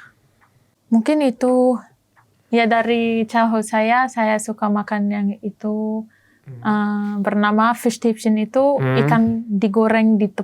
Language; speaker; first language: Indonesian; non-native, learner; German